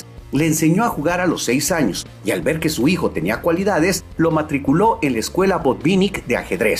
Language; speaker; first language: Spanish; native; Spanish